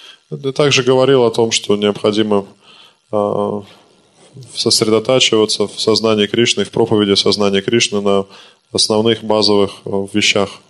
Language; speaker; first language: Russian; native; Russian